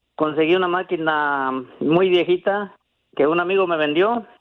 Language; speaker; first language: Spanish; native; Spanish